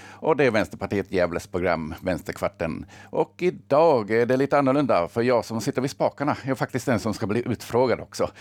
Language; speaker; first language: Swedish; early bilingual, other home language; Finnish